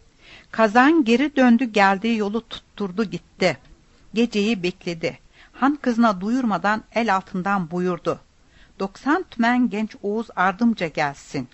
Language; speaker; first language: Turkish; native; Turkish